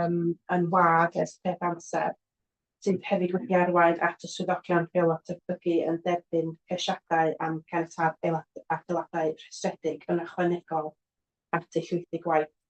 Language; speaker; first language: Welsh; native; Welsh